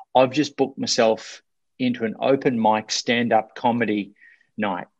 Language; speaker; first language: English; native; English